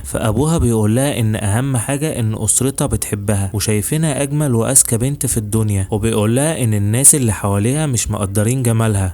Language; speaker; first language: Arabic; native; Arabic